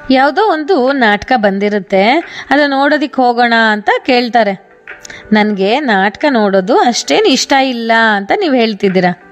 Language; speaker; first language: Kannada; native; Kannada